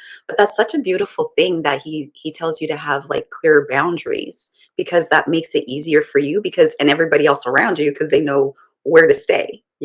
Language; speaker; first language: English; native; English